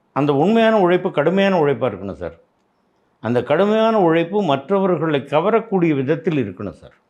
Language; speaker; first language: Tamil; native; Tamil